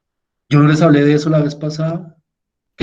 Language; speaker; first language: Spanish; native; Spanish